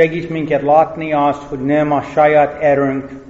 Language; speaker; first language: Hungarian; non-native, fluent; English